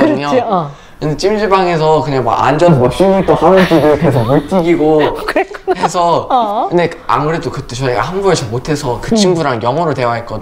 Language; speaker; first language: Korean; early bilingual, other home language; English